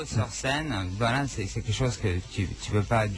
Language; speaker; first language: French; non-native, local second language; English